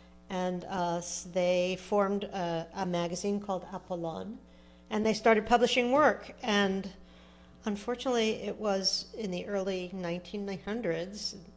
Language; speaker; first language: English; native; English